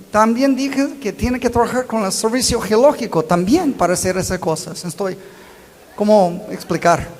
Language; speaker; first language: Spanish; non-native, learner; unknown